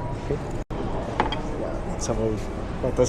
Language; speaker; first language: Finnish; non-native, learner; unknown